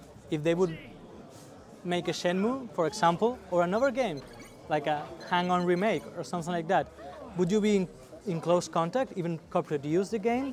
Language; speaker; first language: English; non-native, fluent; Spanish